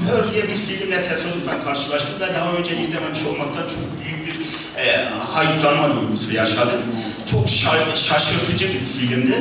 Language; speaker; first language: Turkish; native; Turkish